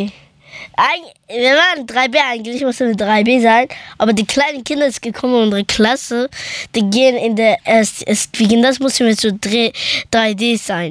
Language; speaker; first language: German; early bilingual, other home language; Persian